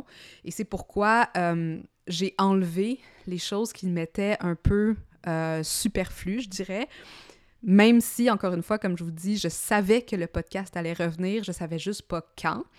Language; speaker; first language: French; native; French